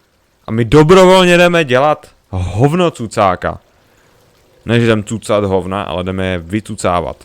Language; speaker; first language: Czech; native; Czech